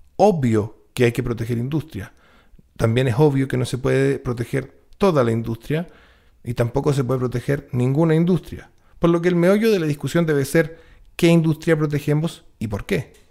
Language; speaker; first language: Spanish; native; Spanish